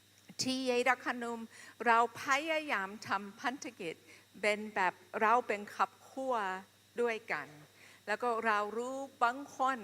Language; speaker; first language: Thai; non-native, fluent; English